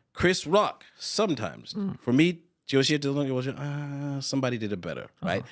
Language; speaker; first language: English; early bilingual, other home language; Chinese